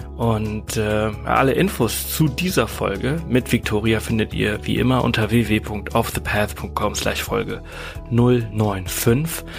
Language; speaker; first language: German; native; German